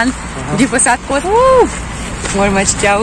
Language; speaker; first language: Indonesian; non-native, learner; Russian